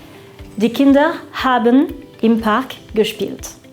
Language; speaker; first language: German; non-native, fluent; French